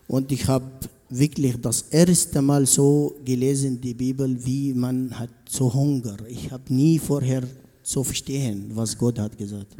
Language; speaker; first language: German; non-native, learner; Arabic